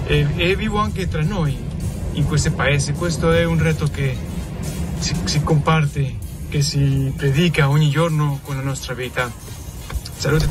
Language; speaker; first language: Italian; non-native, fluent; Spanish